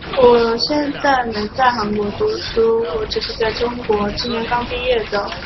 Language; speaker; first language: Chinese; non-native, local second language; Korean